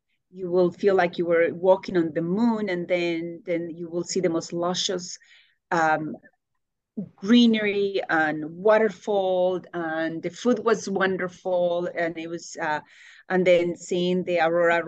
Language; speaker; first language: English; non-native, fluent; Spanish